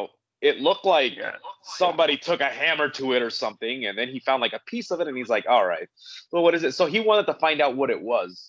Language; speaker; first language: English; native; English